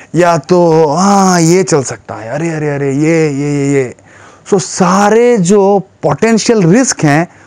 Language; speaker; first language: Hindi; non-native, fluent; Bangla